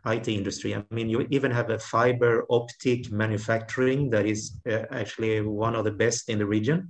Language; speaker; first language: English; non-native, fluent; Swedish